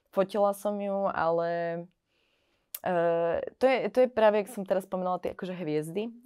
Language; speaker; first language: Slovak; native; Slovak